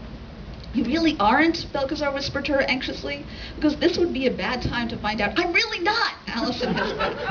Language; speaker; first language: English; native; English